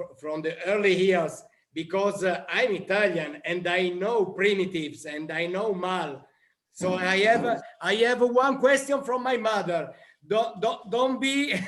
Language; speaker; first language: English; non-native, learner; Italian